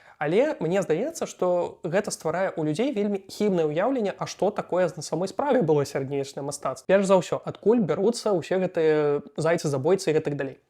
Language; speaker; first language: Belarusian; native; Belarusian